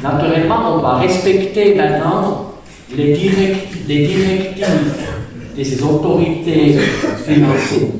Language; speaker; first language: French; non-native, fluent; German